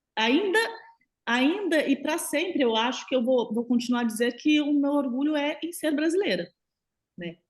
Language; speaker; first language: Portuguese; native; Portuguese